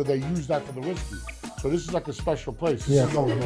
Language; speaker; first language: English; native; English